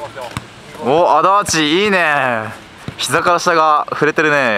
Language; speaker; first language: Japanese; native; Japanese